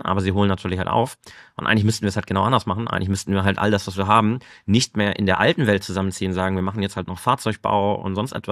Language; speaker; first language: German; native; German